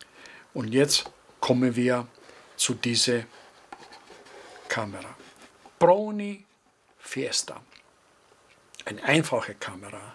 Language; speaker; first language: German; non-native, fluent; Greek